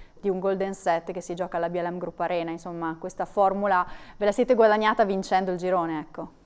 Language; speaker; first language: Italian; native; Italian